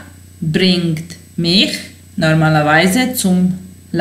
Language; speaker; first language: German; non-native, fluent; Serbian